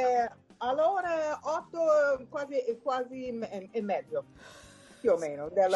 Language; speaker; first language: Italian; non-native, fluent; English